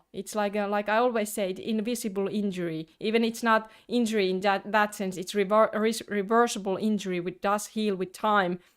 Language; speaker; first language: English; non-native, fluent; Finnish